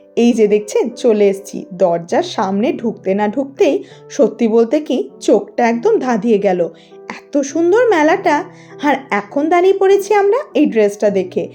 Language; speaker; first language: Bangla; native; Bangla